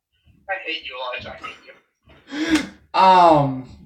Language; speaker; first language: English; native; English